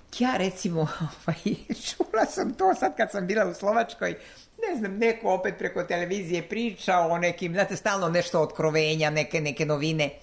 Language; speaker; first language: Serbian; non-native, local second language; Slovak